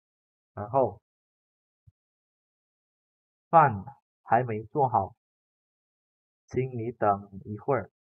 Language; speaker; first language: Chinese; non-native, fluent; Indonesian